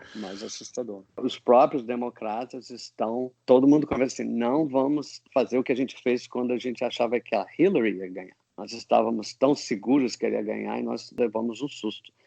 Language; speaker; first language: Portuguese; non-native, fluent; English